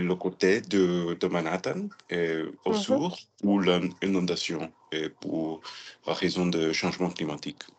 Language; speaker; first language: French; non-native, learner; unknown